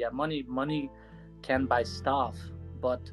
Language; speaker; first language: English; non-native, local second language; Nepali